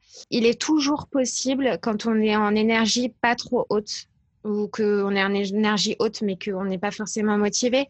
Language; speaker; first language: French; native; French